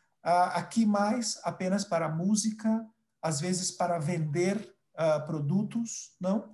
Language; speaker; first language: Portuguese; early bilingual, other home language; Spanish